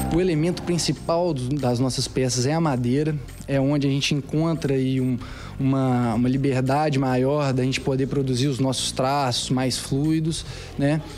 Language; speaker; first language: Portuguese; native; Portuguese